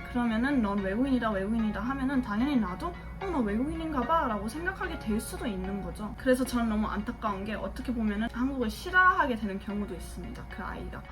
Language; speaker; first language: Korean; early bilingual, heritage; Korean